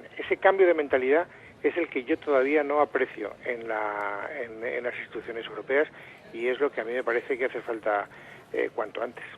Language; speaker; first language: Spanish; native; Spanish